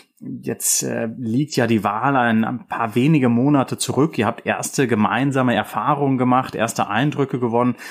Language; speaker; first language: German; native; German